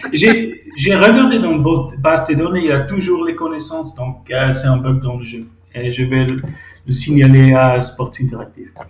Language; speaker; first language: French; non-native, local second language; Swiss German